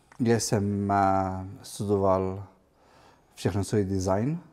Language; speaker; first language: Czech; non-native, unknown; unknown